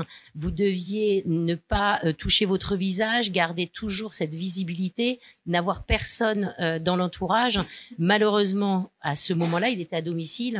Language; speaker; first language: French; native; French